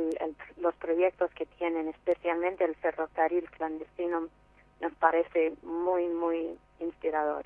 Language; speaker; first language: Spanish; non-native, fluent; English